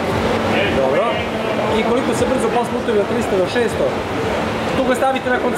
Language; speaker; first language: Serbian; native; Serbian